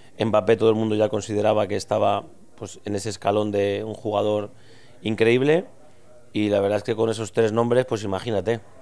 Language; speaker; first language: Spanish; native; Spanish